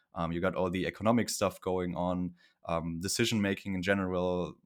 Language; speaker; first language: English; non-native, fluent; German